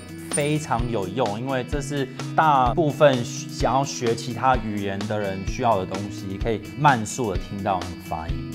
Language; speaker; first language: Chinese; non-native, fluent; English